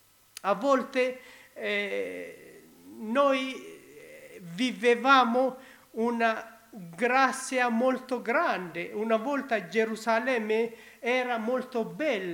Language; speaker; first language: Italian; non-native, learner; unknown